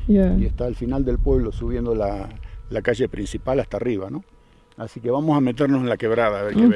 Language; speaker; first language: Spanish; native; Spanish